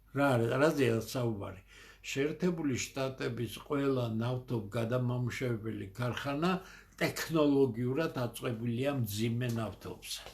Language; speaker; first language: Georgian; native; Georgian